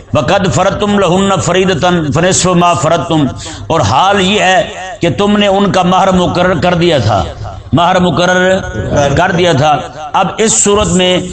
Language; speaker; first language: Urdu; native; Urdu